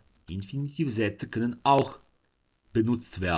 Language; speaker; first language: German; non-native, fluent; Serbian